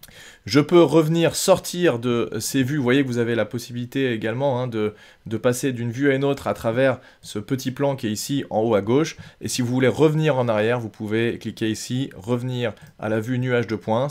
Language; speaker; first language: French; native; French